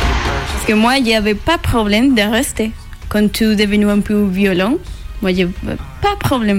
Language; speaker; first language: French; non-native, learner; Spanish